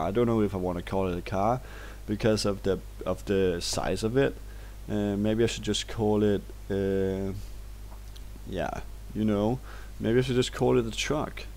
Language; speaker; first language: English; non-native, fluent; Danish